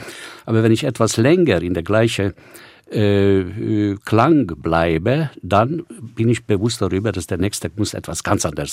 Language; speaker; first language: German; non-native, fluent; Hungarian